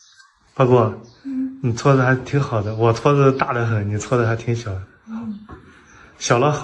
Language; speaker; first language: Chinese; native; Chinese